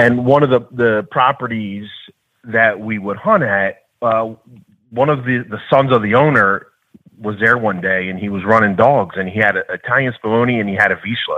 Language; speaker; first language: English; native; English